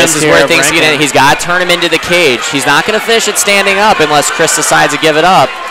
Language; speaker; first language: English; native; English